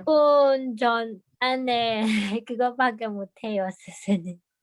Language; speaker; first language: Korean; non-native, learner; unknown